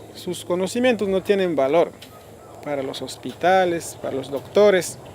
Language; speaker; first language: Spanish; non-native, local second language; Quechua